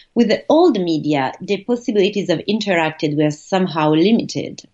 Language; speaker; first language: English; non-native, fluent; Italian